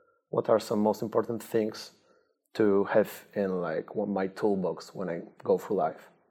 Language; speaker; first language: English; non-native, fluent; Polish